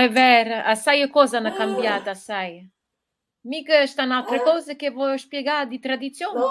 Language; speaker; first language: Italian; early bilingual, heritage; English